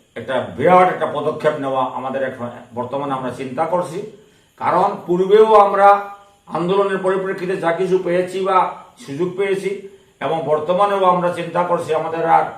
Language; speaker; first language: Bangla; non-native, local second language; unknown